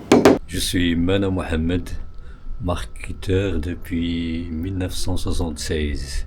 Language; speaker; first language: French; non-native, local second language; Arabic